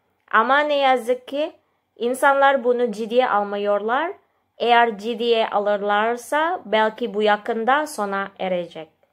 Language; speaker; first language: Turkish; non-native, learner; Indonesian